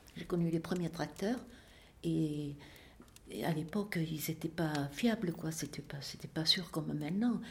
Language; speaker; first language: French; native; French